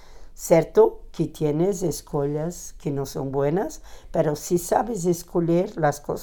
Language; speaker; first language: Spanish; non-native, fluent; Portuguese